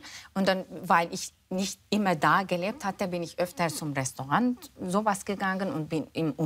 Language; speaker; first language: German; non-native, fluent; Turkish